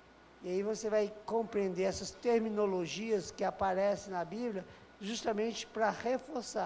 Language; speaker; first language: Portuguese; native; Portuguese